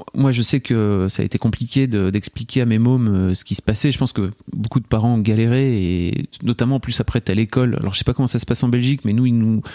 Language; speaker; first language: French; native; French